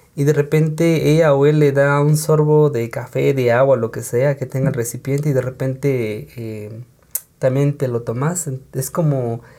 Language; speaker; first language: Spanish; non-native, local second language; Kaqchikel